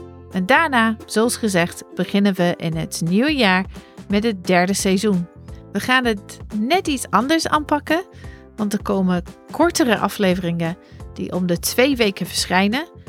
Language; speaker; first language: Dutch; non-native, fluent; English